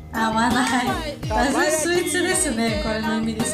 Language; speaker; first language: Japanese; non-native, learner; Georgian